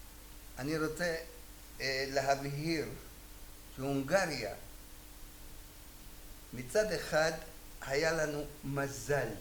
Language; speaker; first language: Hebrew; non-native, fluent; Hungarian